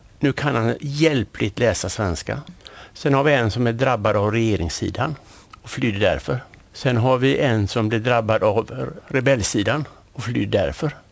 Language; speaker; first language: Swedish; native; Swedish